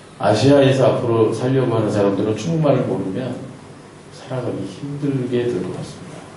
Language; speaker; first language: Korean; native; Korean